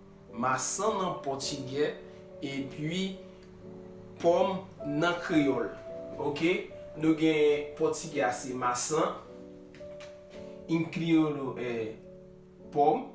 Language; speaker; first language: French; non-native, learner; Haitian Creole